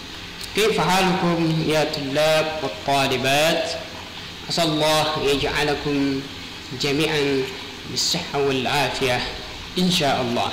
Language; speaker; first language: Arabic; non-native, fluent; Indonesian